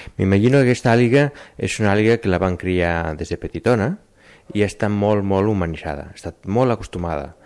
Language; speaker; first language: Catalan; native; Catalan